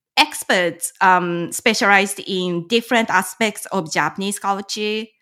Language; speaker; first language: English; non-native, fluent; Japanese